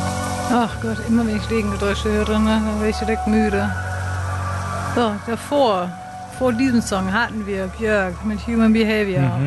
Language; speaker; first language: German; native; German